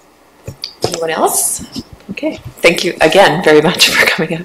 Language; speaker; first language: English; native; English